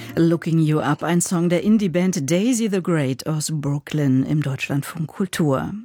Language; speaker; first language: German; native; German